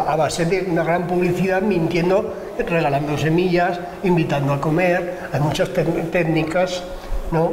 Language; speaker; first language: Spanish; native; Spanish